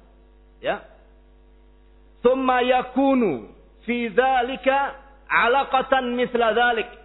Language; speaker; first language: Arabic; non-native, fluent; Indonesian